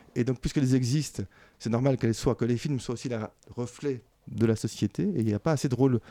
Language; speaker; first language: French; native; French